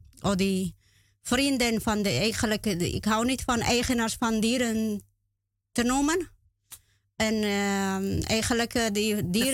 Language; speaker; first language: Dutch; non-native, learner; Spanish